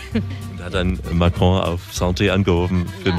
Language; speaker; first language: German; native; German